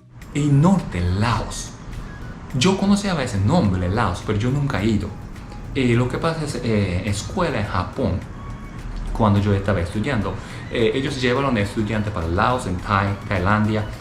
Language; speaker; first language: Spanish; non-native, learner; Japanese